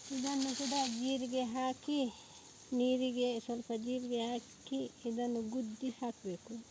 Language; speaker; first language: Kannada; non-native, local second language; Tulu